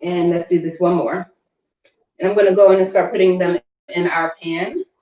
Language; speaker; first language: English; native; English